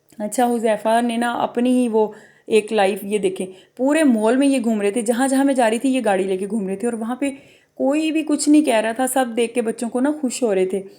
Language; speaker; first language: Urdu; non-native, local second language; Punjabi